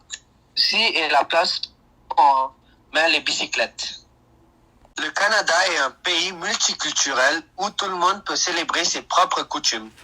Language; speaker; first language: French; non-native, learner; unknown